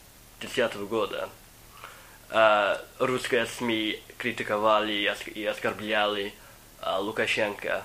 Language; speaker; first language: Russian; non-native, fluent; English